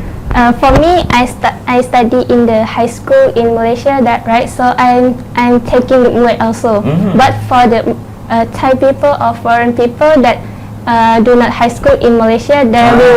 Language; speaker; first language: English; non-native, learner; Thai